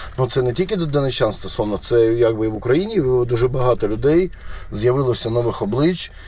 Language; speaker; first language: Ukrainian; non-native, local second language; Russian